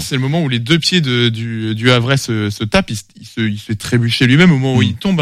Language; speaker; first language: French; native; French